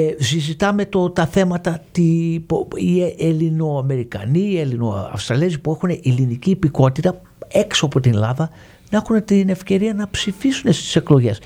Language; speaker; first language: Greek; early bilingual, heritage; Greek